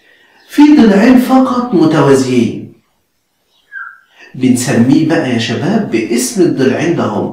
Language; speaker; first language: Arabic; native; Arabic